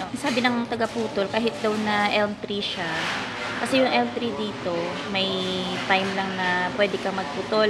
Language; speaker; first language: Filipino; native; Filipino